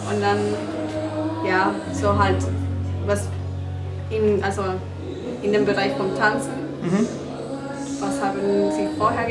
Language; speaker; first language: German; non-native, fluent; Spanish